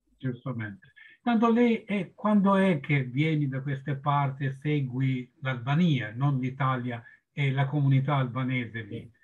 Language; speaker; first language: Italian; non-native, fluent; Albanian